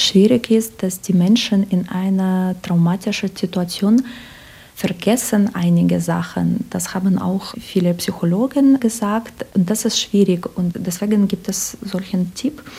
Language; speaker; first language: German; non-native, fluent; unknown